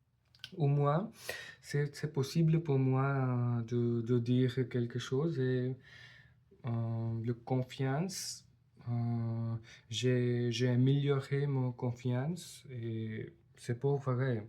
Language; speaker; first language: French; non-native, learner; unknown